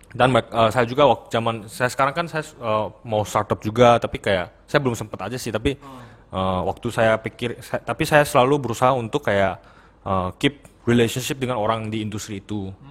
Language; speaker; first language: Indonesian; early bilingual, other home language; Korean